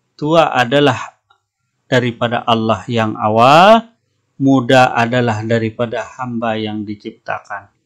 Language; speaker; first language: Indonesian; non-native, local second language; Banjar